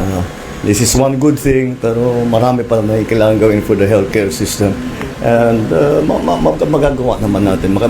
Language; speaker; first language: Filipino; native; Filipino